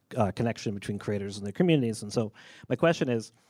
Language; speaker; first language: English; native; English